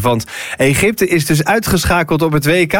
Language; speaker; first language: Dutch; native; Dutch